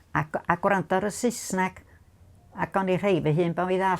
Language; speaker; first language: Welsh; native; Welsh